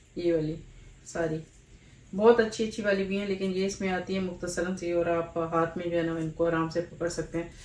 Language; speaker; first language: Urdu; native; Urdu